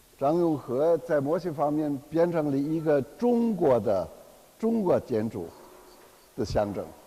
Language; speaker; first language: Chinese; non-native, fluent; German